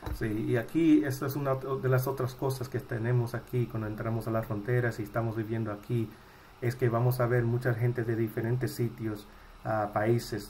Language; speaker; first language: Spanish; early bilingual, heritage; Spanish